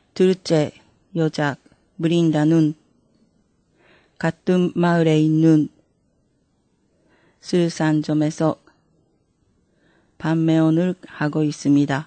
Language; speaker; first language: Korean; non-native, fluent; Japanese